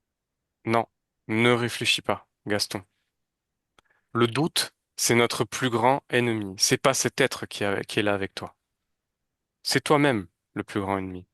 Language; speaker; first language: French; native; French